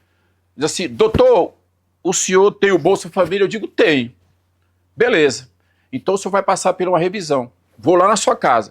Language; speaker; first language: Portuguese; native; Portuguese